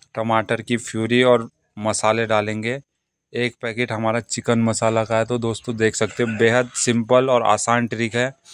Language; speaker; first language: Hindi; native; Hindi